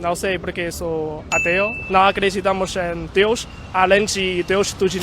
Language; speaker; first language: Portuguese; non-native, learner; Chinese